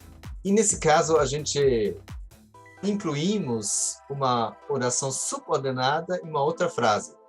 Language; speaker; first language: Portuguese; non-native, fluent; German